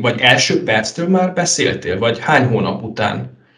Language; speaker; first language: Hungarian; non-native, fluent; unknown